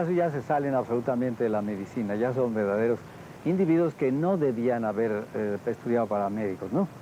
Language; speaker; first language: Spanish; native; Spanish